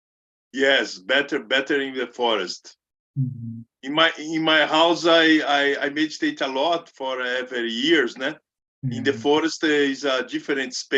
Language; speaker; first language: English; non-native, learner; Portuguese